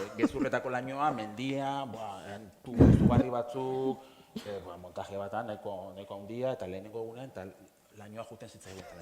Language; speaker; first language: Basque; native; Basque